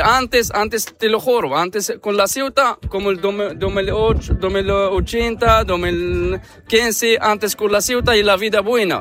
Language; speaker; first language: Spanish; non-native, learner; Arabic